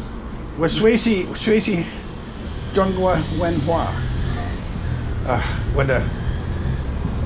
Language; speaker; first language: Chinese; non-native, learner; English